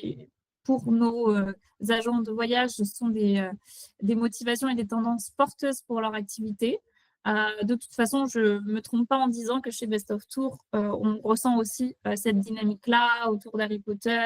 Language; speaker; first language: French; native; French